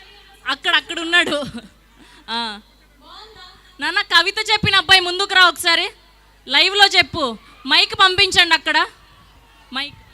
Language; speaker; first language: Telugu; native; Telugu